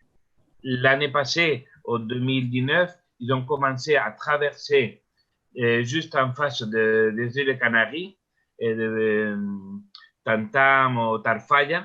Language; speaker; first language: French; non-native, learner; Spanish